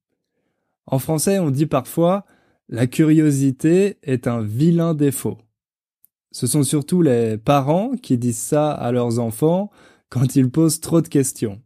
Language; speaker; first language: French; native; French